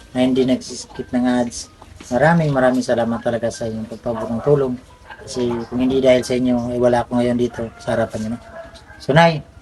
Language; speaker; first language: Filipino; non-native, local second language; Cebuano